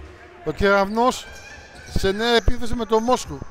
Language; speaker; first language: Greek; native; Greek